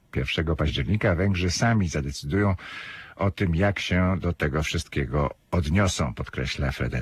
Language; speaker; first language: Polish; native; Polish